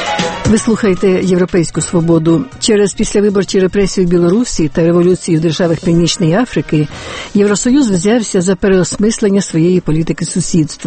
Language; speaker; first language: Ukrainian; native; Ukrainian